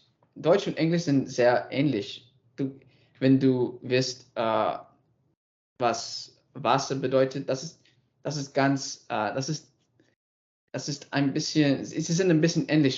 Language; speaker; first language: German; non-native, learner; English